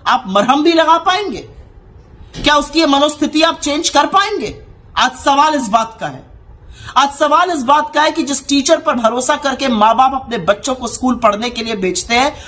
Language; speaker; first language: Hindi; native; Hindi